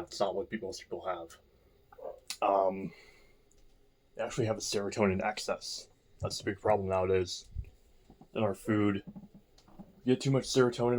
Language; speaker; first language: English; native; English